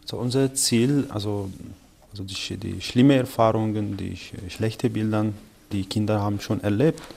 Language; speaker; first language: German; non-native, fluent; Arabic